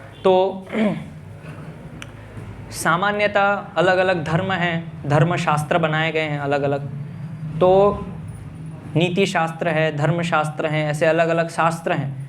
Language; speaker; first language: Hindi; native; Hindi